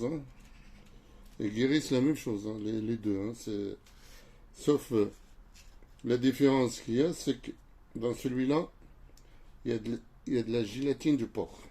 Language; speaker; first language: French; non-native, local second language; Arabic